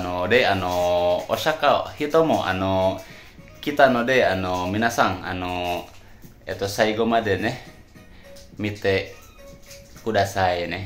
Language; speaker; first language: Japanese; non-native, learner; Indonesian